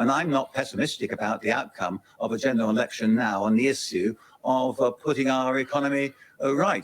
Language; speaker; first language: English; native; English